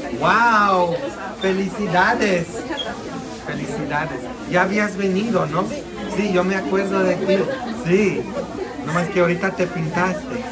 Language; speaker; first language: Spanish; non-native, fluent; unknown